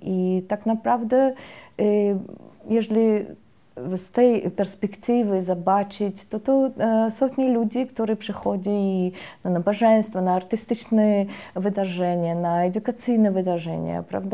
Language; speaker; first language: Polish; non-native, fluent; Russian